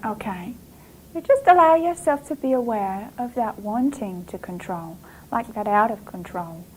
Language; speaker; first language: English; native; English